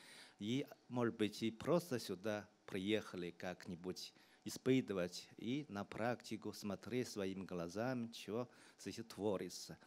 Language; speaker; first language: Russian; non-native, fluent; Chinese